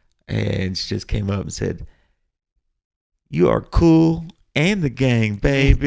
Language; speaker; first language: English; native; English